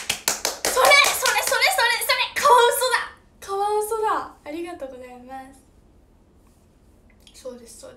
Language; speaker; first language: Japanese; native; Japanese